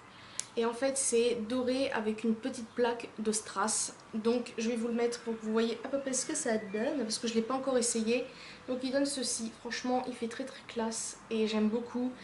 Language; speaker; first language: French; native; French